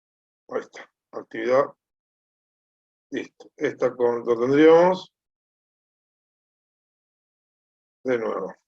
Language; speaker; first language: Spanish; native; Spanish